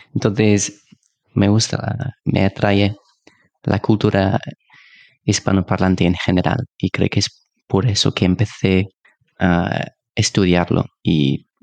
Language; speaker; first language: Spanish; non-native, fluent; English